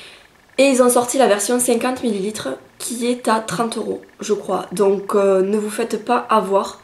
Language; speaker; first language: French; native; French